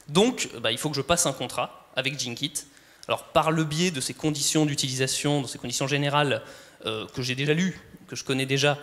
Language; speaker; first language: French; native; French